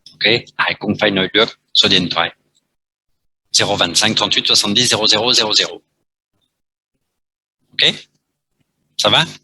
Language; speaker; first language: Vietnamese; non-native, fluent; French